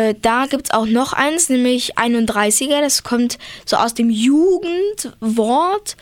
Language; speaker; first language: German; native; German